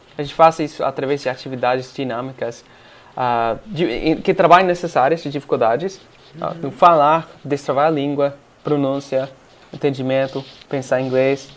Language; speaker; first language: Portuguese; non-native, fluent; English